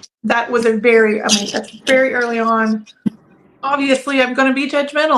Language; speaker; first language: English; native; English